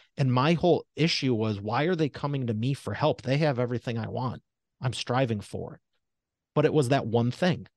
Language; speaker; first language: English; native; English